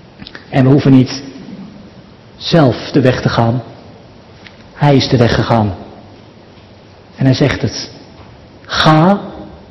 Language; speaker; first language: Dutch; native; Dutch